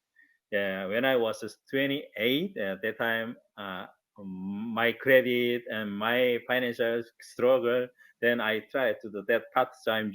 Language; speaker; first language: English; non-native, learner; Korean